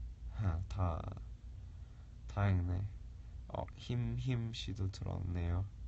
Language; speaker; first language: Korean; early bilingual, heritage; Korean